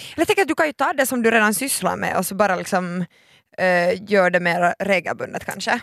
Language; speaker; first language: Swedish; native; Swedish